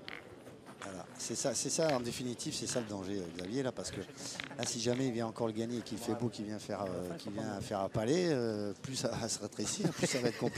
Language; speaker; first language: French; native; French